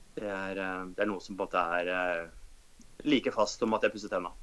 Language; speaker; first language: Norwegian; native; Norwegian